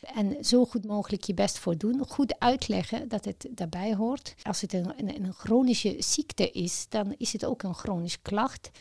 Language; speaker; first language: Dutch; non-native, fluent; Arabic